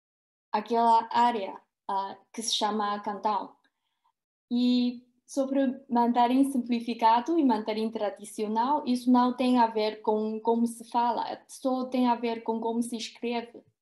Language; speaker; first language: Portuguese; non-native, fluent; Chinese